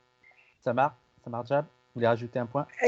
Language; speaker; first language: French; native; French